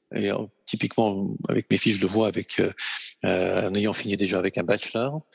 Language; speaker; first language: French; non-native, fluent; Ukrainian